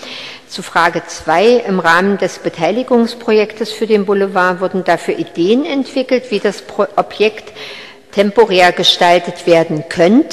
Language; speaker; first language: German; native; German